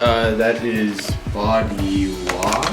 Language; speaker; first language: English; native; English